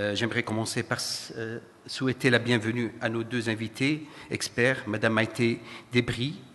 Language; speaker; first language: French; non-native, local second language; Arabic